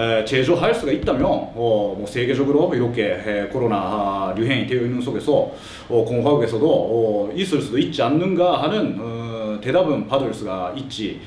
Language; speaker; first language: Korean; early bilingual, heritage; Korean